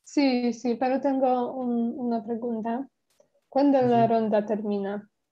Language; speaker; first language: Spanish; non-native, learner; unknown